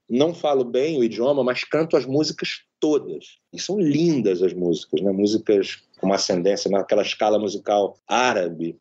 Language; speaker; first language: Portuguese; native; Portuguese